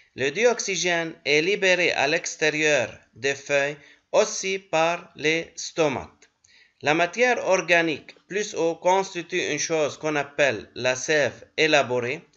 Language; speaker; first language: French; non-native, local second language; Arabic